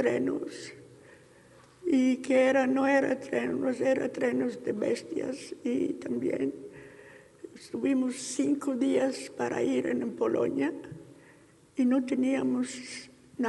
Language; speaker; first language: Spanish; early bilingual, heritage; Ladino